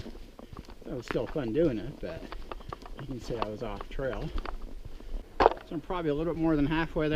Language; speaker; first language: English; native; English